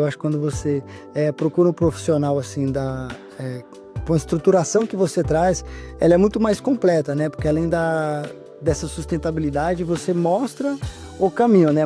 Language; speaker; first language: Portuguese; native; Portuguese